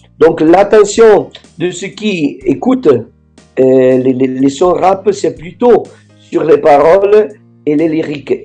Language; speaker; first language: French; non-native, fluent; Italian